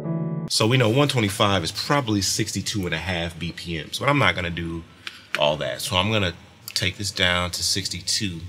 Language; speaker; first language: English; native; English